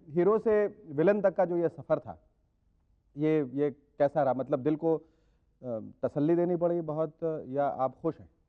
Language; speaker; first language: Hindi; native; Hindi